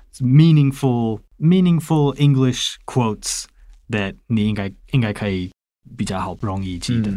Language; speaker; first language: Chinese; non-native, fluent; English